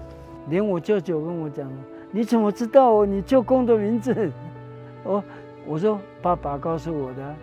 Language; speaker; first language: Chinese; non-native, local second language; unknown